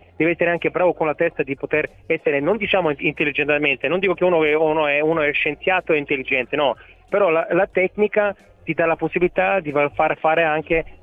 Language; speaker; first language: Italian; non-native, fluent; Bulgarian